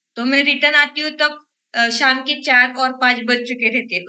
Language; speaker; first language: Hindi; non-native, local second language; Marathi